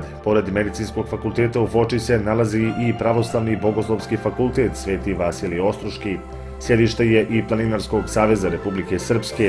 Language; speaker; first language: Bosnian; native; Bosnian